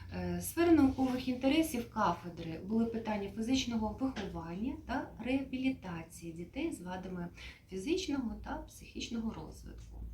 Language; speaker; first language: Ukrainian; native; Ukrainian